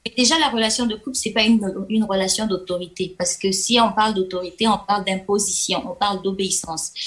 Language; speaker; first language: French; non-native, local second language; Lingala